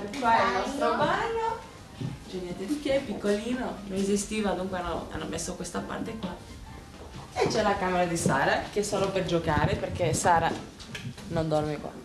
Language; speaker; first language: Italian; non-native, fluent; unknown